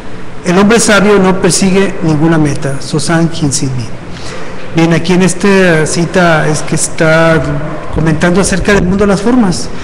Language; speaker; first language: Spanish; native; Spanish